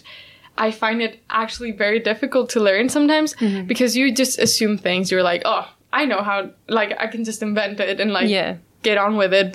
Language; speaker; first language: English; non-native, fluent; Spanish